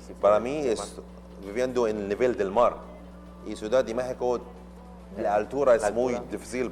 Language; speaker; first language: Spanish; non-native, learner; Arabic